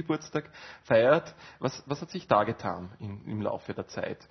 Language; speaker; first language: German; native; German